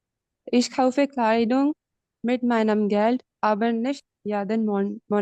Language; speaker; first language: German; non-native, learner; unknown